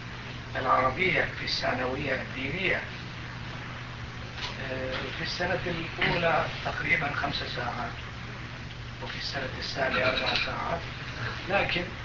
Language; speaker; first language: Arabic; non-native, fluent; Turkish